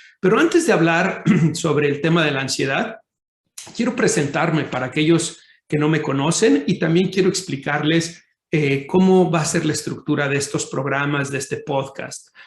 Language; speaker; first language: Spanish; native; Spanish